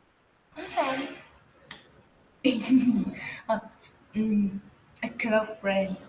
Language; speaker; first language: English; non-native, learner; Vietnamese